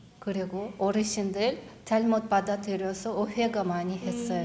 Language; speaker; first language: Korean; non-native, learner; Russian